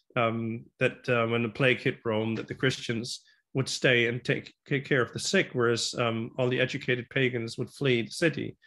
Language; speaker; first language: English; non-native, fluent; German